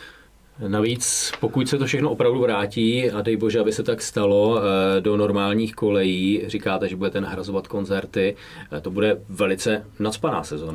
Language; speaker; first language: Czech; native; Czech